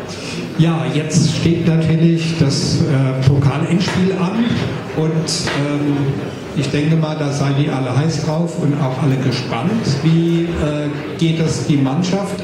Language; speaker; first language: German; native; German